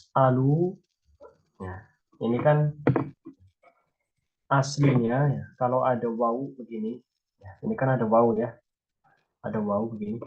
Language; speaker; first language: Indonesian; native; Indonesian